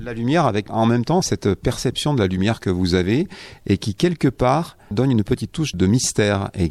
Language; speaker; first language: French; native; French